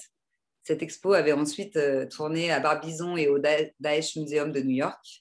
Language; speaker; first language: French; native; French